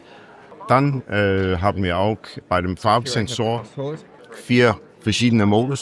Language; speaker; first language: German; non-native, learner; English